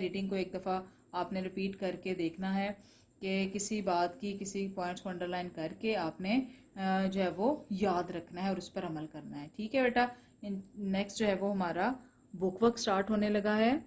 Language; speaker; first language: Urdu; non-native, local second language; Punjabi